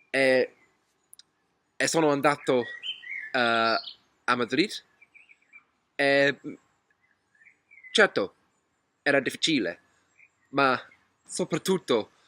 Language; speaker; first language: Italian; non-native, learner; English